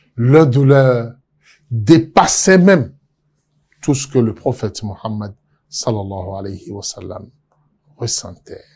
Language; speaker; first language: French; non-native, local second language; Yoruba